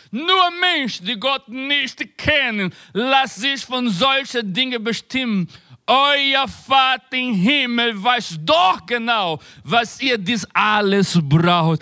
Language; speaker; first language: German; non-native, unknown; Spanish